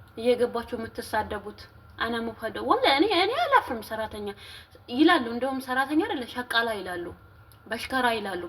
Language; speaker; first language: Amharic; native; Amharic